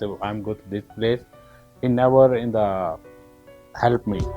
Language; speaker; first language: English; non-native, learner; Urdu